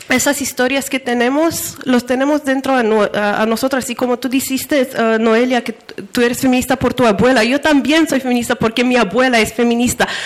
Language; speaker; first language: Spanish; non-native, fluent; Romanian